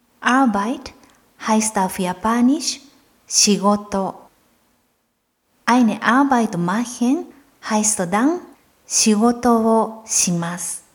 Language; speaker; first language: German; non-native, fluent; Japanese